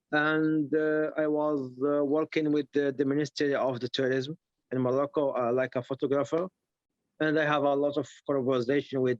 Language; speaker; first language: English; non-native, learner; Arabic